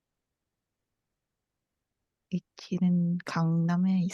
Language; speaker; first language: Korean; non-native, learner; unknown